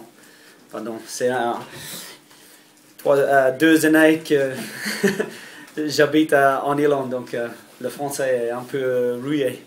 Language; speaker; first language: French; non-native, fluent; English